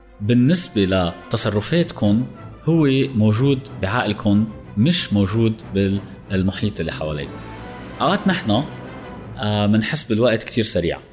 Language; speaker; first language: Arabic; native; Arabic